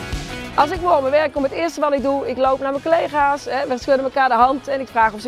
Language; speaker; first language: Dutch; native; Dutch